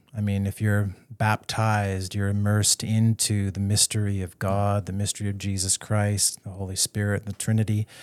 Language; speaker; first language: English; native; English